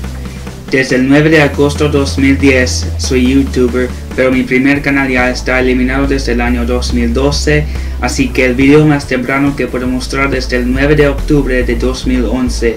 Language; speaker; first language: Spanish; non-native, learner; English